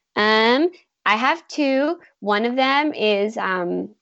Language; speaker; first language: English; native; English